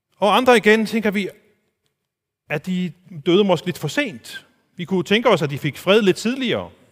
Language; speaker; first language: Danish; non-native, local second language; Faroese